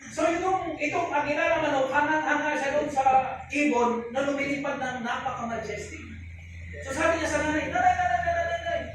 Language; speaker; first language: Filipino; non-native, local second language; Hiligaynon